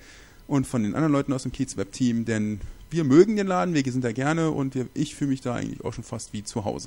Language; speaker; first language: German; native; German